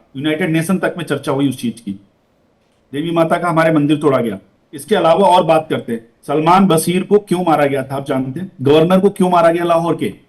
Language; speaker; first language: Hindi; native; Hindi